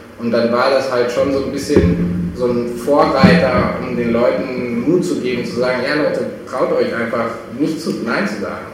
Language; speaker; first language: German; native; German